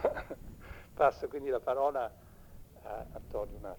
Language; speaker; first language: Italian; native; Italian